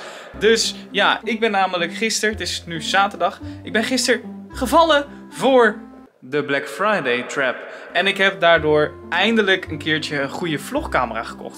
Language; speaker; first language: Dutch; native; Dutch